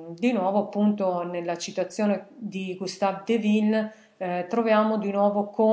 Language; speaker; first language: Italian; native; Italian